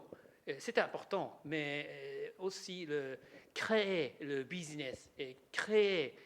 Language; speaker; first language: French; non-native, learner; Japanese